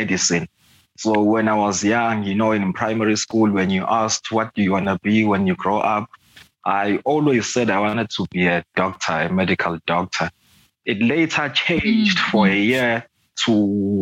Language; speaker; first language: English; non-native, local second language; Zulu